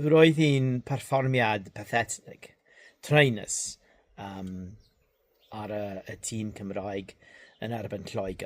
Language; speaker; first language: Welsh; non-native, learner; English